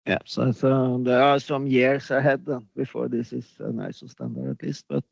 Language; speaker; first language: English; non-native, fluent; Norwegian